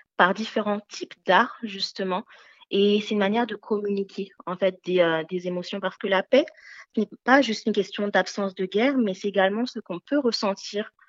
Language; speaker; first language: French; early bilingual, other home language; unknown